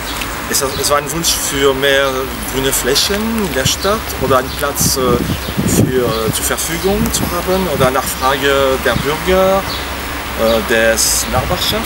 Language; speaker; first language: German; non-native, fluent; French